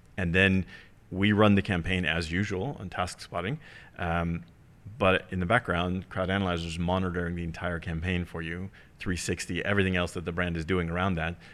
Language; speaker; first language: English; early bilingual, heritage; German